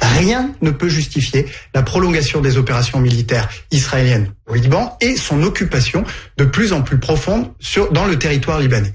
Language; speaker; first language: French; native; French